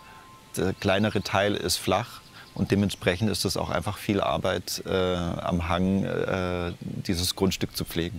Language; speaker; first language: German; native; German